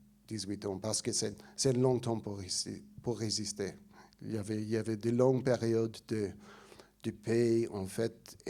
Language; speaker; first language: French; non-native, fluent; English